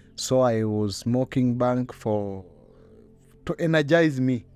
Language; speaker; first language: English; non-native, local second language; Luyia